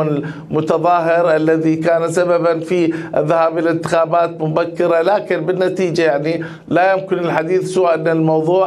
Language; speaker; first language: Arabic; native; Arabic